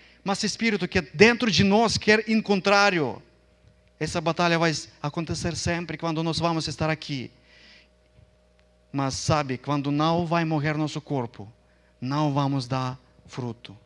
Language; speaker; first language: Portuguese; non-native, fluent; Ukrainian